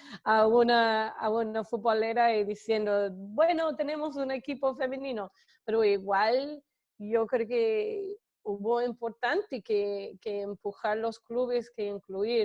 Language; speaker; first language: Spanish; non-native, fluent; English